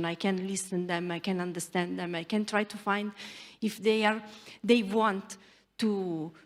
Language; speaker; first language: English; non-native, learner; Italian